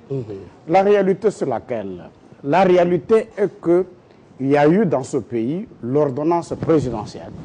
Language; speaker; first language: French; non-native, local second language; Lingala